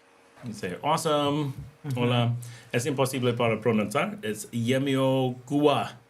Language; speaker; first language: Spanish; non-native, learner; English